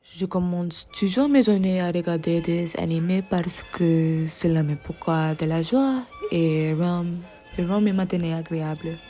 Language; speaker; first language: French; non-native, learner; English